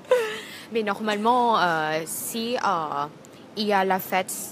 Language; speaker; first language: French; non-native, learner; Thai